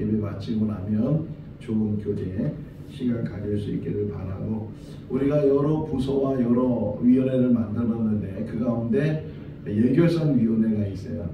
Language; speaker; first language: Korean; native; Korean